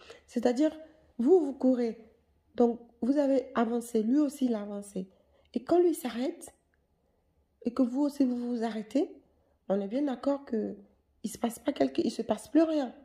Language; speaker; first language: French; native; French